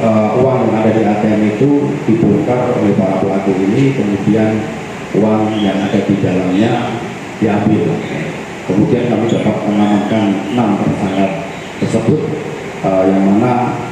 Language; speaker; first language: Indonesian; native; Indonesian